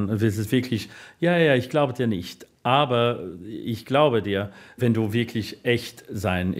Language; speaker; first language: German; non-native, fluent; English